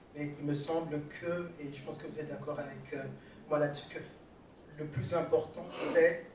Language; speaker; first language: French; non-native, local second language; Swahili